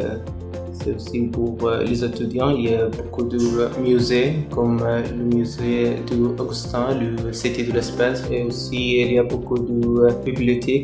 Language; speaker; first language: French; non-native, learner; Arabic